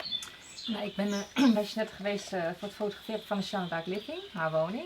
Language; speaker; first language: Dutch; native; Dutch